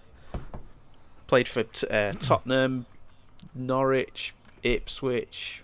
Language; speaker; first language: English; native; English